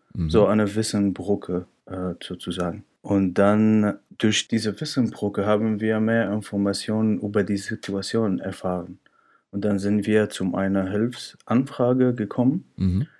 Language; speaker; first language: German; non-native, fluent; Arabic